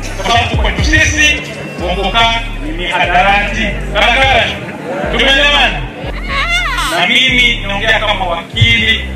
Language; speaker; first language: Swahili; native; Swahili